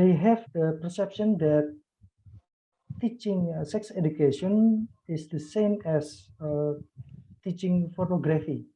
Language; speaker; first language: English; non-native, learner; Indonesian